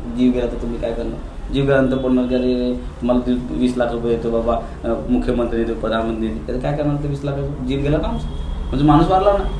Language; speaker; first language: Marathi; non-native, local second language; Hindi